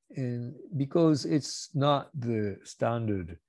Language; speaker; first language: English; non-native, fluent; Japanese